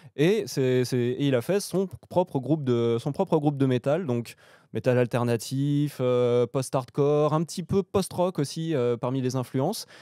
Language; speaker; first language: French; native; French